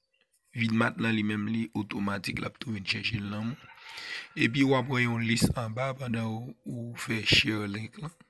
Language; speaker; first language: French; non-native, learner; Haitian Creole